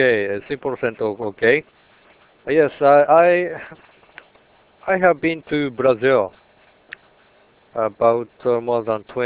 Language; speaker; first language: English; non-native, learner; Japanese